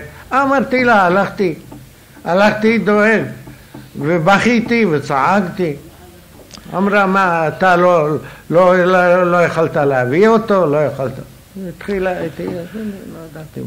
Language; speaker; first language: Hebrew; non-native, fluent; Arabic